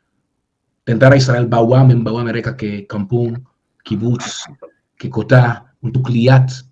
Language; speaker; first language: Indonesian; non-native, fluent; Hebrew